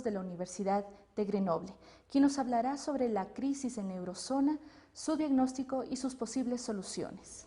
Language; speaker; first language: Spanish; native; Spanish